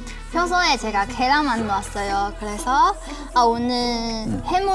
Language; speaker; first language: Korean; non-native, learner; Chinese